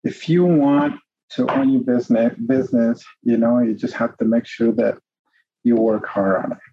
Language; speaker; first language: English; non-native, fluent; Spanish